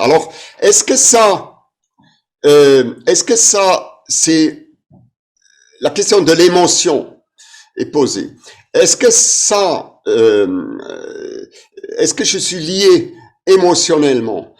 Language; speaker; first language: French; non-native, fluent; German